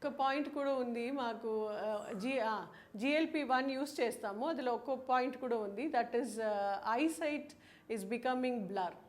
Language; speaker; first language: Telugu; non-native, local second language; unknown